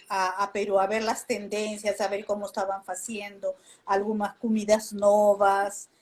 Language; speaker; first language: Spanish; non-native, fluent; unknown